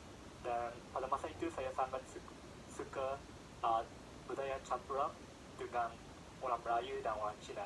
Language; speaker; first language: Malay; non-native, fluent; Japanese